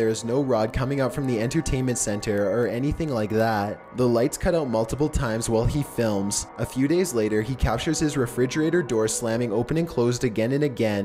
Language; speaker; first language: English; native; English